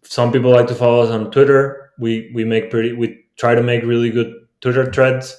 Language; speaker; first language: English; non-native, fluent; Spanish